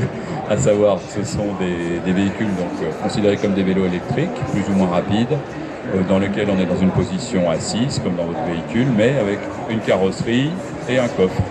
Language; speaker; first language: French; native; French